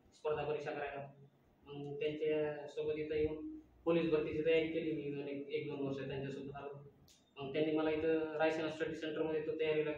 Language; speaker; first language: Marathi; non-native, local second language; Lambadi